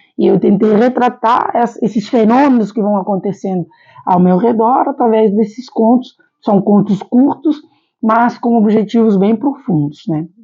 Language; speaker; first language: Portuguese; non-native, local second language; Kabuverdianu